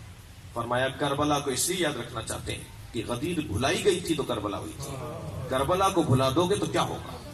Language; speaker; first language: Urdu; native; Urdu